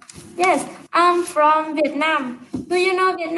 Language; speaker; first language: English; non-native, learner; Vietnamese